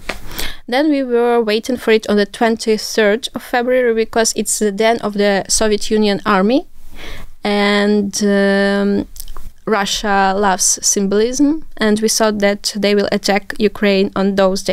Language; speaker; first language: English; non-native, fluent; Ukrainian